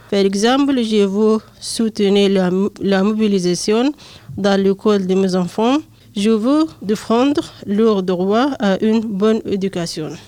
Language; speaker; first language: French; non-native, learner; Arabic